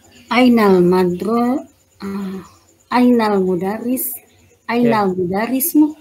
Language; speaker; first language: Arabic; non-native, learner; Indonesian